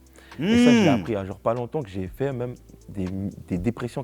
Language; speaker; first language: French; native; French